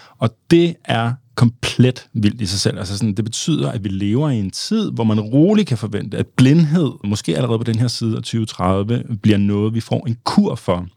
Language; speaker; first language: Danish; early bilingual, other home language; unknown